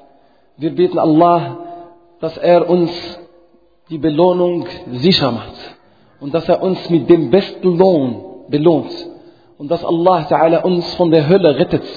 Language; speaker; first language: German; non-native, fluent; Arabic